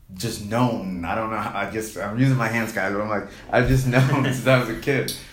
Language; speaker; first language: English; native; English